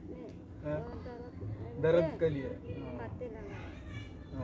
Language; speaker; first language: Hindi; non-native, local second language; Malayalam